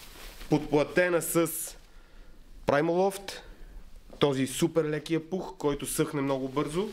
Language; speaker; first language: Bulgarian; native; Bulgarian